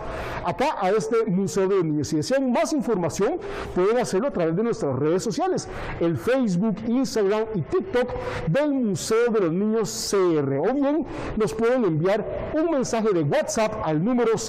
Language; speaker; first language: Spanish; native; Spanish